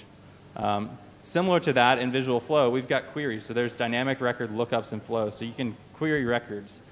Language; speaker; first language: English; native; English